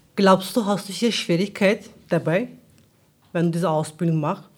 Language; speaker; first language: German; non-native, learner; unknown